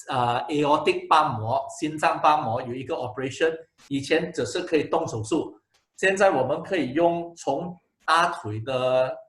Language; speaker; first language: Chinese; non-native, local second language; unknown